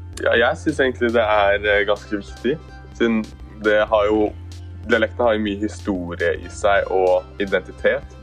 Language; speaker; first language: Norwegian; native; Norwegian